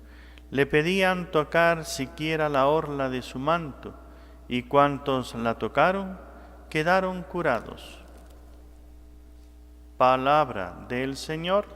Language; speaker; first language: Spanish; native; Spanish